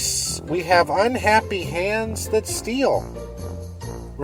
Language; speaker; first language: English; native; English